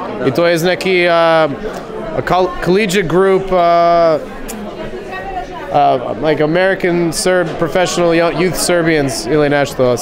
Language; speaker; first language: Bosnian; early bilingual, heritage; Serbian